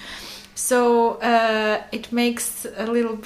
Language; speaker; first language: English; non-native, fluent; Armenian